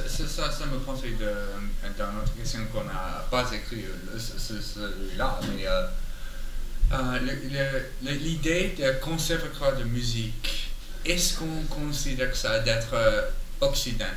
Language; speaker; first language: French; non-native, learner; English